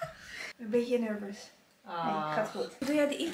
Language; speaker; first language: Dutch; non-native, learner; Italian